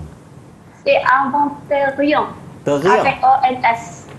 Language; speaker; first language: French; non-native, learner; Malay